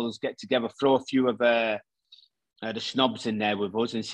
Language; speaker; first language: English; native; English